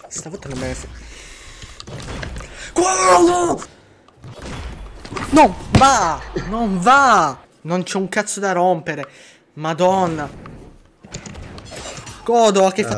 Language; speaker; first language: Italian; native; Italian